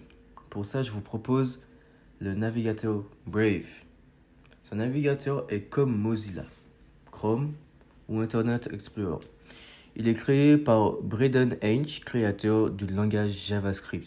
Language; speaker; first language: French; native; French